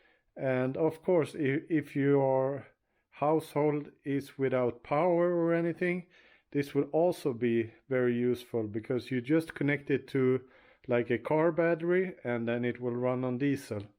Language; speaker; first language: English; non-native, fluent; Swedish